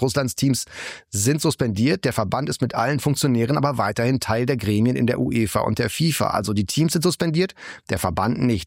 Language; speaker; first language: German; native; German